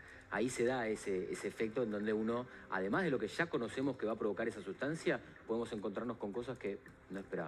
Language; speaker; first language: Spanish; native; Spanish